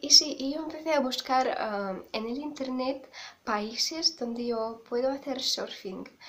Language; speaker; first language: Spanish; non-native, fluent; Russian